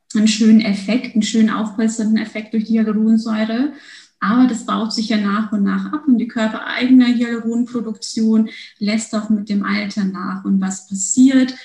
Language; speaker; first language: German; early bilingual, other home language; Turkish